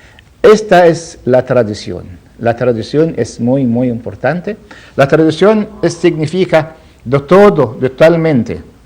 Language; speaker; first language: Spanish; non-native, learner; Arabic